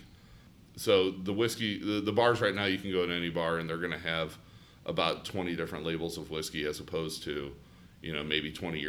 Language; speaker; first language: English; native; English